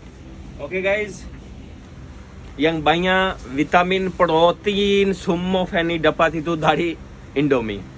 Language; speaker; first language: Indonesian; non-native, learner; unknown